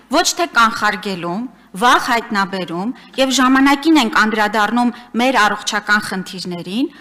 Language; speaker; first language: Armenian; native; Armenian